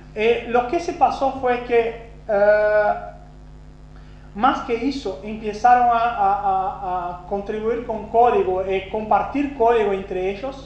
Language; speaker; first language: Spanish; non-native, fluent; Portuguese